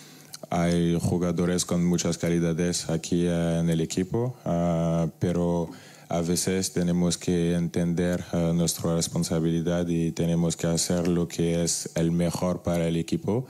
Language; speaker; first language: Spanish; non-native, fluent; French